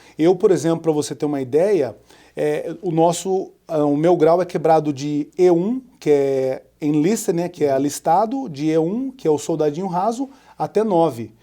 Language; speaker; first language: Portuguese; native; Portuguese